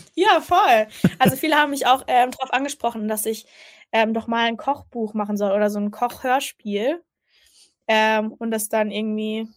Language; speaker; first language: German; native; German